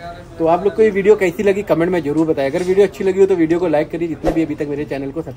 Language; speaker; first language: Hindi; native; Hindi